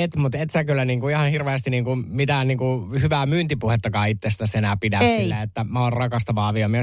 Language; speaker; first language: Finnish; native; Finnish